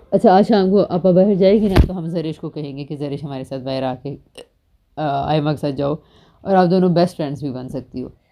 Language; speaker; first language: Urdu; native; Urdu